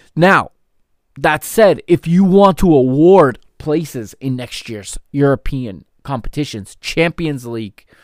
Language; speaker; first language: English; native; English